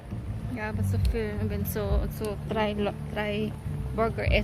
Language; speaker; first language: German; non-native, learner; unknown